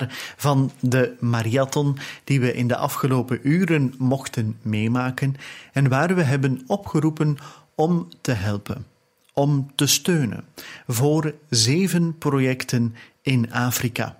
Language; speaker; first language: Dutch; native; Dutch